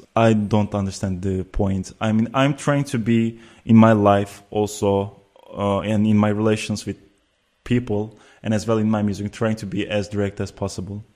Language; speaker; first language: English; non-native, fluent; Turkish